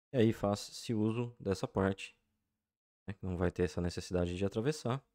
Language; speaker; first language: Portuguese; native; Portuguese